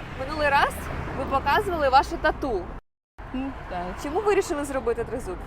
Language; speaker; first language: Ukrainian; native; Ukrainian